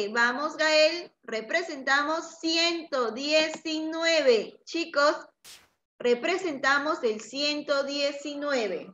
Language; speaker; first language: Spanish; native; Spanish